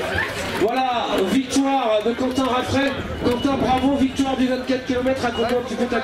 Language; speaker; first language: French; native; French